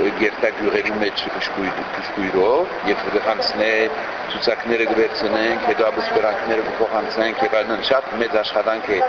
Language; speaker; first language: Armenian; early bilingual, heritage; Armenian